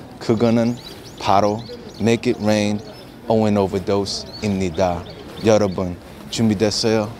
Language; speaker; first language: Korean; early bilingual, heritage; Korean